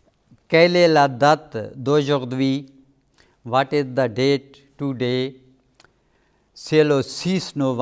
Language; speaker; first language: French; non-native, fluent; Urdu